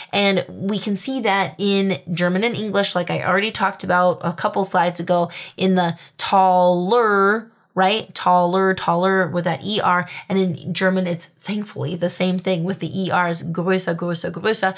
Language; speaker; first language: English; native; English